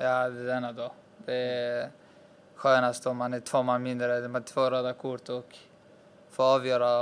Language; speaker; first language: Swedish; early bilingual, other home language; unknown